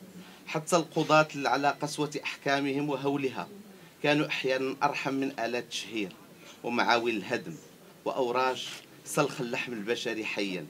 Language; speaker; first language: Arabic; native; Arabic